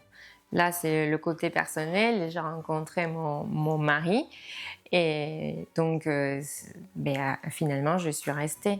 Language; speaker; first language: French; non-native, fluent; Spanish